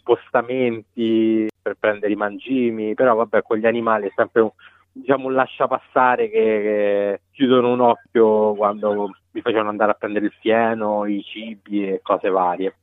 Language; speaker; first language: Italian; native; Italian